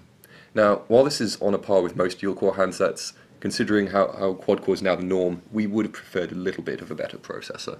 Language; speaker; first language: English; native; English